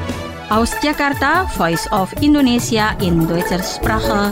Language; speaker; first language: German; non-native, fluent; Indonesian